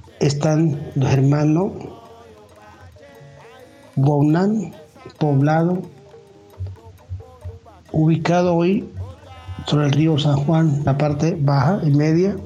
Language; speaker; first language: Spanish; non-native, local second language; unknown